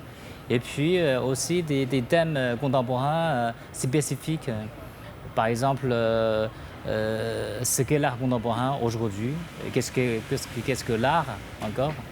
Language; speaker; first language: French; non-native, fluent; Chinese